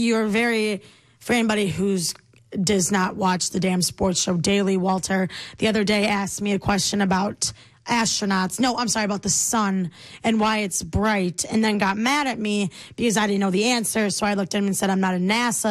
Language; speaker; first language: English; native; English